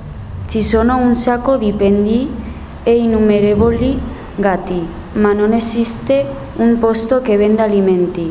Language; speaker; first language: Italian; non-native, learner; Spanish